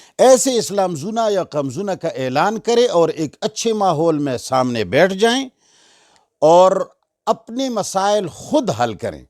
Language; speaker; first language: Urdu; non-native, local second language; Pashto